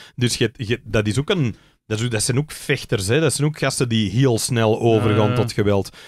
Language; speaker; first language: Dutch; native; Dutch